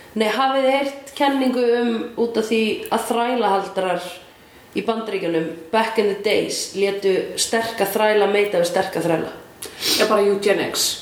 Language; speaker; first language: Icelandic; native; Icelandic